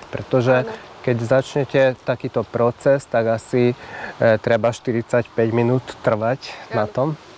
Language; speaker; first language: Slovak; early bilingual, heritage; Slovak